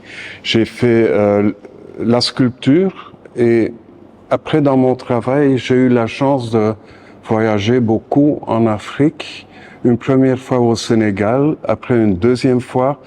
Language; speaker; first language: French; non-native, local second language; Dutch